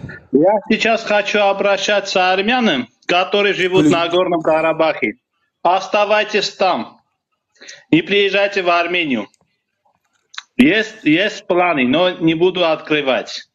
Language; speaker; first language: Russian; non-native, fluent; Armenian